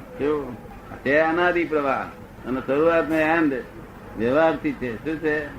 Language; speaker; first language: Gujarati; native; Gujarati